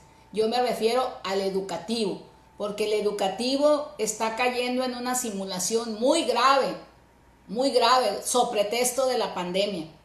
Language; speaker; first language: Spanish; native; Spanish